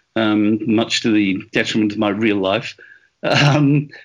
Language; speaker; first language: English; native; English